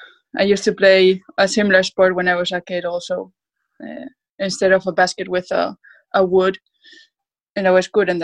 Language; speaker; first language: English; non-native, fluent; Spanish